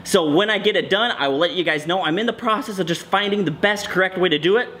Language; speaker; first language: English; native; English